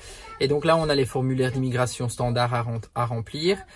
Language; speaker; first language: French; native; French